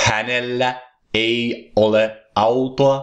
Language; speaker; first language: Finnish; non-native, fluent; English